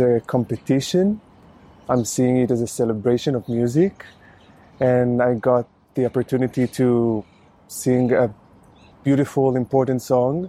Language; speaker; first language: English; non-native, fluent; Hebrew